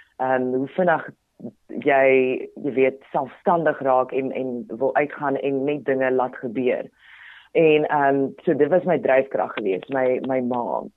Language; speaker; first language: Afrikaans; non-native, local second language; Tswana